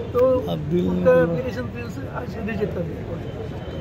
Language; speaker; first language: Hindi; non-native, local second language; Marathi